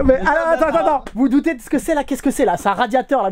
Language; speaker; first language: French; native; French